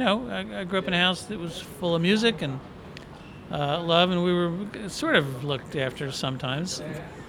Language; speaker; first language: English; native; English